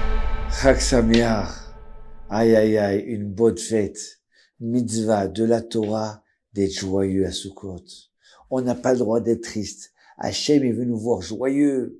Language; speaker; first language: French; native; French